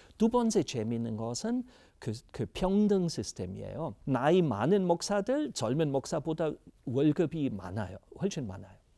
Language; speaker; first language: Korean; non-native, fluent; German